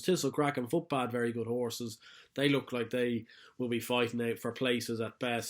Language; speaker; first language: English; native; English